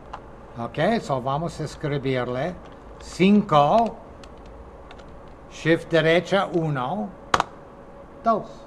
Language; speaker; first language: Spanish; non-native, fluent; English